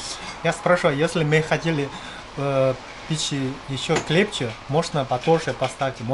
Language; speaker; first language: Russian; non-native, learner; Chinese